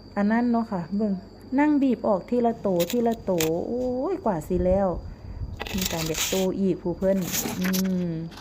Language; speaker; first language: Thai; native; Thai